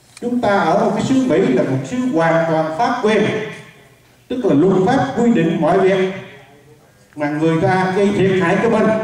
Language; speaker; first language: Vietnamese; native; Vietnamese